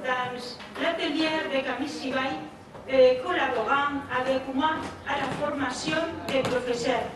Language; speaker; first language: French; non-native, fluent; Spanish